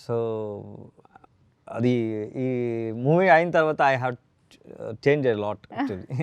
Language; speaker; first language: Telugu; non-native, learner; Kannada